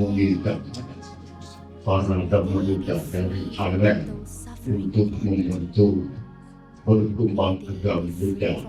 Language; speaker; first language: Indonesian; non-native, learner; Thai